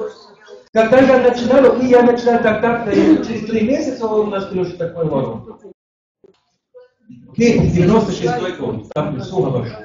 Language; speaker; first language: Russian; non-native, learner; German